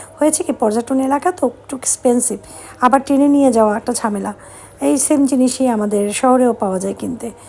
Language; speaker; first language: Bangla; early bilingual, heritage; Bangla